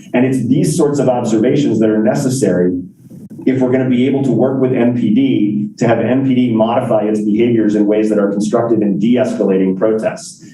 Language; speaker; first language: English; native; English